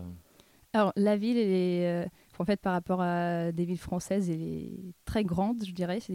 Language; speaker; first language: French; non-native, fluent; Russian